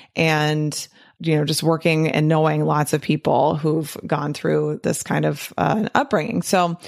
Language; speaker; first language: English; native; English